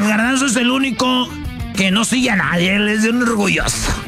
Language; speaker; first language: Spanish; native; Spanish